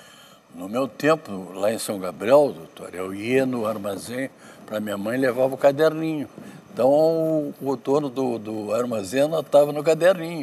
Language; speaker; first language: Portuguese; native; Portuguese